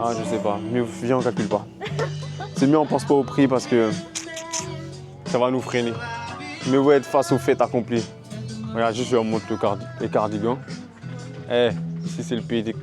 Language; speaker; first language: French; native; French